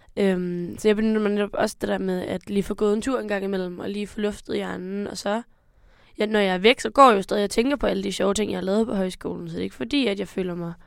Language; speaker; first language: Danish; native; Danish